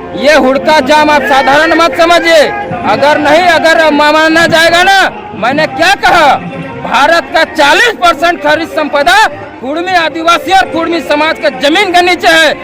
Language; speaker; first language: Hindi; non-native, local second language; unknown